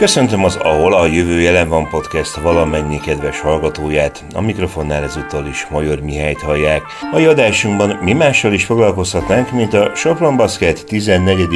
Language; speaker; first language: Hungarian; native; Hungarian